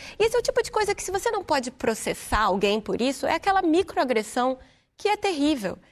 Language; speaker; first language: Portuguese; native; Portuguese